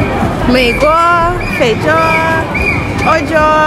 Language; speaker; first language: Chinese; non-native, learner; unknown